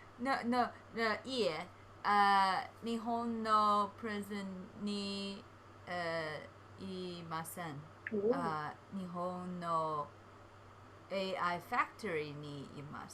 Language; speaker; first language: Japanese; non-native, learner; English